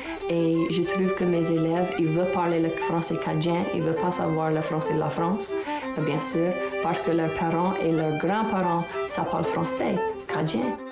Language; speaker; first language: French; non-native, local second language; English